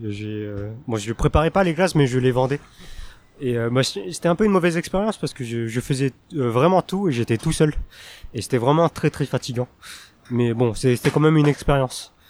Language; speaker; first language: French; early bilingual, other home language; Min Nan Chinese